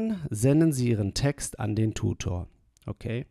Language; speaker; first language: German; non-native, fluent; English